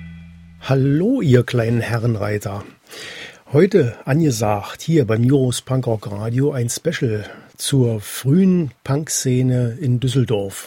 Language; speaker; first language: German; native; German